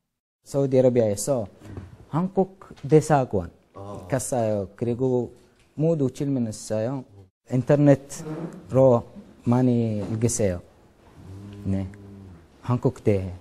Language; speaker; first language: Korean; non-native, learner; Arabic